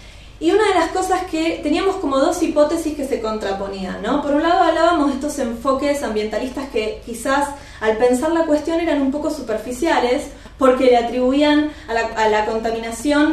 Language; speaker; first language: Spanish; native; Spanish